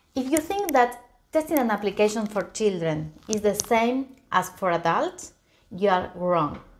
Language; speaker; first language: English; non-native, fluent; Spanish